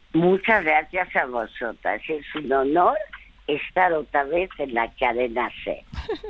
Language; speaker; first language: Spanish; early bilingual, other home language; French